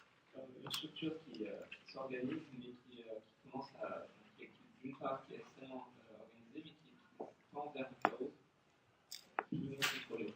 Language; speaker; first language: French; native; French